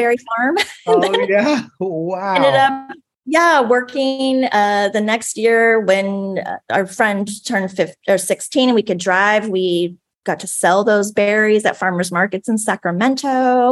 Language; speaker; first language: English; native; English